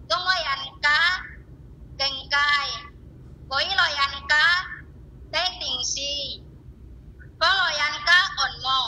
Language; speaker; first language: Cantonese; non-native, learner; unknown